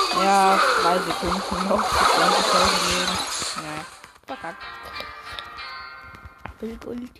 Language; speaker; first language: German; native; German